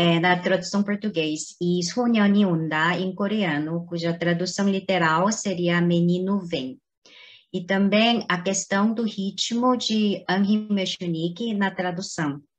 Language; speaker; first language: Portuguese; non-native, fluent; Korean